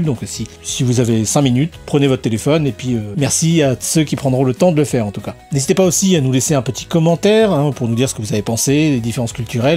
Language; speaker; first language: French; native; French